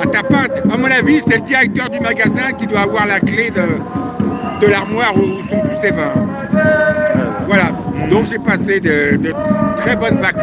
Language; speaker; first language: French; native; French